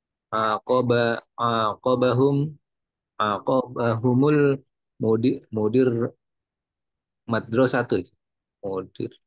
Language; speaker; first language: Arabic; non-native, learner; Indonesian